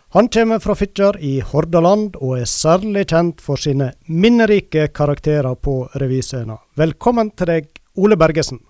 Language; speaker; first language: Norwegian; native; Norwegian